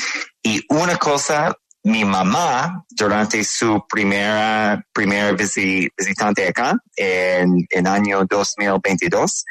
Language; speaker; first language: Spanish; non-native, learner; English